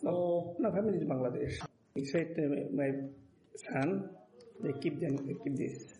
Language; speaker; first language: English; non-native, learner; Bangla